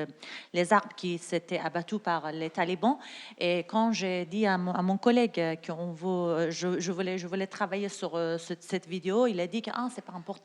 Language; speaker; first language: French; non-native, learner; Persian